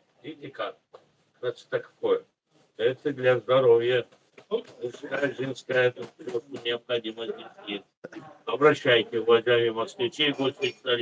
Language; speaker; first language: Russian; non-native, fluent; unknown